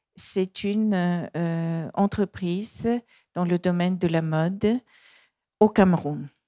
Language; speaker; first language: French; non-native, fluent; Bulgarian